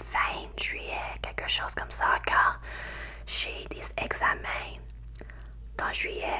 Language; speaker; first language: French; non-native, learner; English